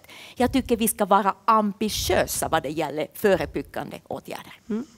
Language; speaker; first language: Swedish; non-native, fluent; Finnish